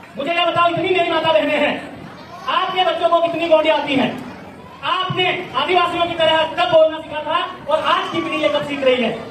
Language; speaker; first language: Hindi; non-native, local second language; Bhili